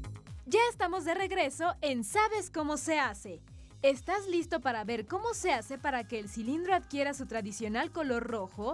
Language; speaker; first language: Spanish; native; Spanish